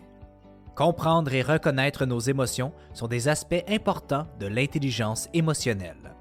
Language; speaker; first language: French; native; French